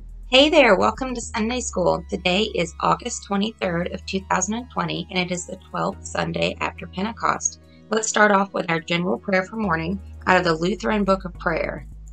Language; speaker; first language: English; native; English